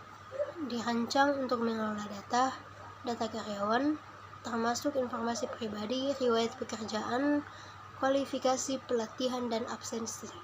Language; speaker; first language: Indonesian; native; Indonesian